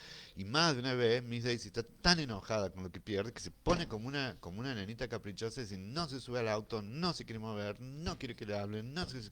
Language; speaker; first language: Spanish; native; Spanish